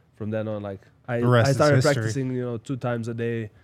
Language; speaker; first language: English; non-native, fluent; Slovenian